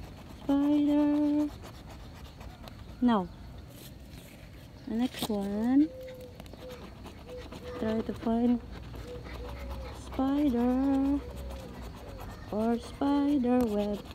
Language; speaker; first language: English; non-native, local second language; Filipino